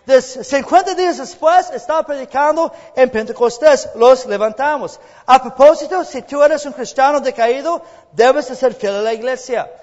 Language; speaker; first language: Spanish; non-native, fluent; English